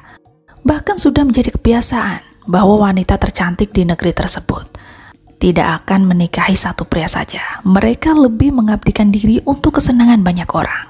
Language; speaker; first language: Indonesian; native; Indonesian